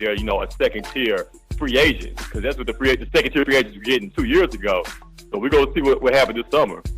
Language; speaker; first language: English; native; English